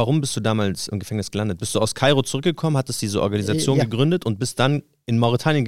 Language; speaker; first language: German; native; German